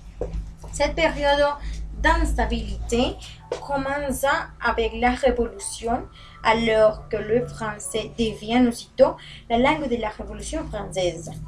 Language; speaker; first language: French; non-native, learner; Spanish